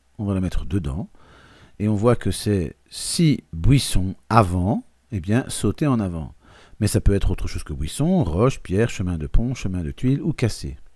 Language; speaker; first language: French; native; French